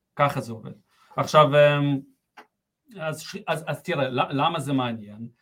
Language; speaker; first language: Hebrew; early bilingual, other home language; Russian